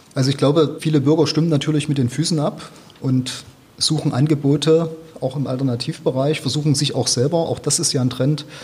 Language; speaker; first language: German; native; German